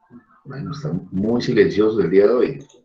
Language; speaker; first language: Spanish; native; Spanish